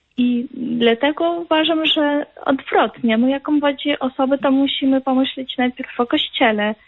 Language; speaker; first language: Polish; non-native, fluent; Ukrainian